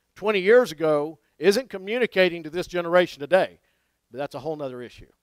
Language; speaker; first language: English; native; English